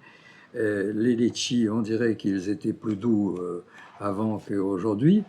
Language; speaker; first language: French; non-native, fluent; Portuguese